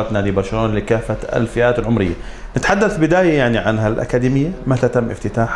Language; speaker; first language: Arabic; native; Arabic